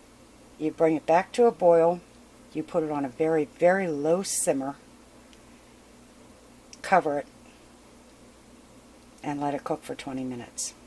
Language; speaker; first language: English; native; English